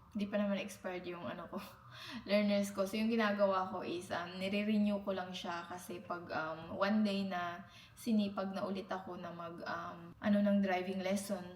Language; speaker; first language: Filipino; non-native, local second language; Cebuano